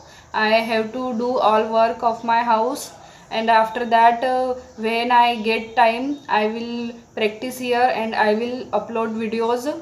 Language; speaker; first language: English; non-native, learner; Marathi